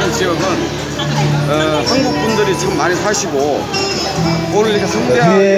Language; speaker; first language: Korean; native; Korean